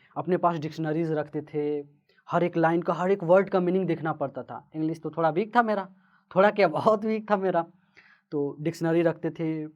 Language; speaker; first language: Hindi; native; Hindi